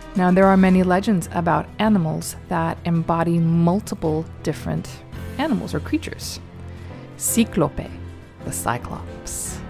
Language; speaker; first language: English; native; English